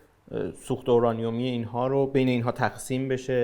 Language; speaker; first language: Persian; native; Persian